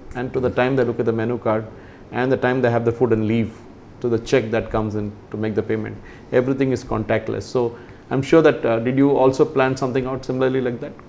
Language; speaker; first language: English; non-native, local second language; Malayalam